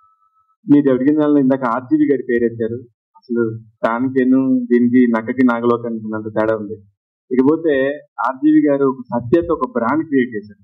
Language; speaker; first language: Telugu; native; Telugu